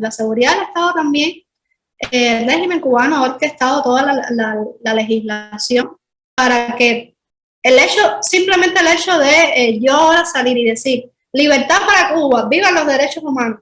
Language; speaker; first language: Spanish; native; Spanish